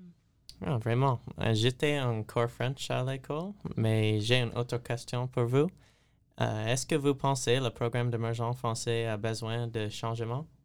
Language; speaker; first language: French; non-native, learner; English